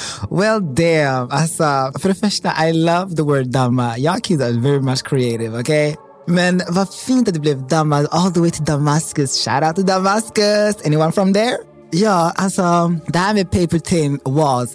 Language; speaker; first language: Swedish; native; Swedish